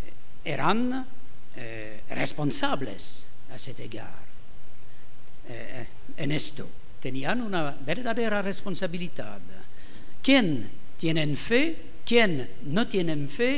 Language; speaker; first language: Spanish; non-native, fluent; French